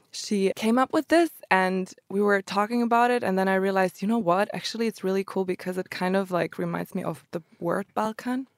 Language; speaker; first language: English; early bilingual, other home language; Croatian